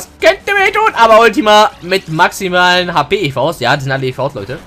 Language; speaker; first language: German; native; German